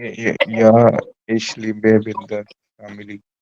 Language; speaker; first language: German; non-native, learner; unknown